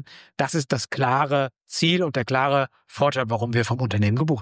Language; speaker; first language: German; native; German